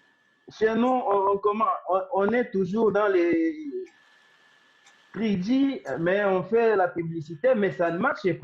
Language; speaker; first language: French; non-native, local second language; Swahili